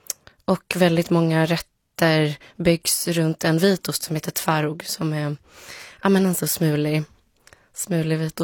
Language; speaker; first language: Swedish; early bilingual, other home language; Polish